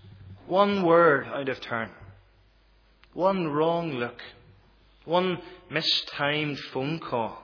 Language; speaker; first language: English; native; English